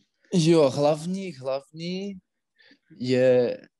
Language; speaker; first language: Czech; non-native, learner; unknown